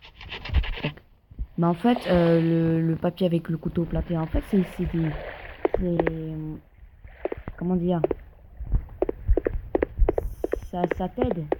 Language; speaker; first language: French; native; French